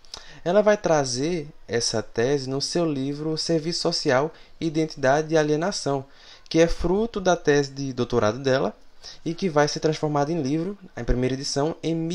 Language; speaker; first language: Portuguese; native; Portuguese